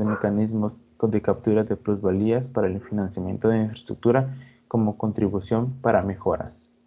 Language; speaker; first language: Spanish; native; Spanish